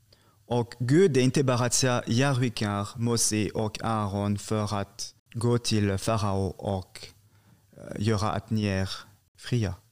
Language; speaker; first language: Swedish; non-native, fluent; French